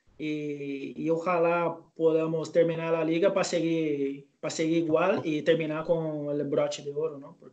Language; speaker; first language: Spanish; non-native, fluent; Portuguese